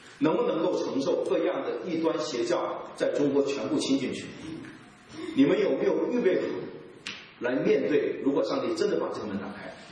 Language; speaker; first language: Chinese; native; Chinese